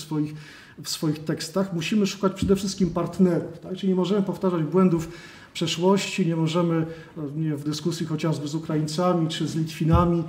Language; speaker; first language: Polish; native; Polish